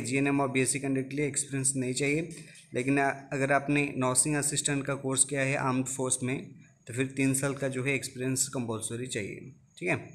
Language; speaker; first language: Hindi; non-native, local second language; Odia